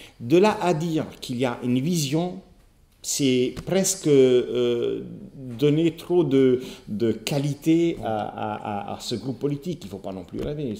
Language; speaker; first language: French; non-native, fluent; Italian